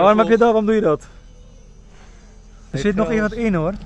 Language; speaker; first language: Dutch; native; Dutch